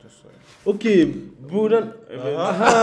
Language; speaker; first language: Turkish; non-native, learner; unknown